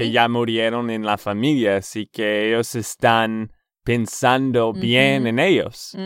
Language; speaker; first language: Spanish; non-native, learner; English